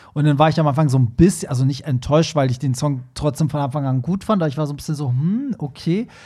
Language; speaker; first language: German; early bilingual, other home language; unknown